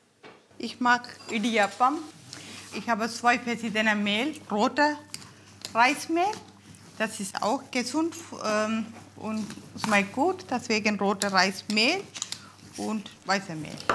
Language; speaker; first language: German; non-native, learner; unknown